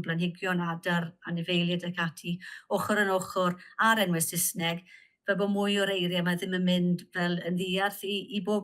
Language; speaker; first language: Welsh; native; Welsh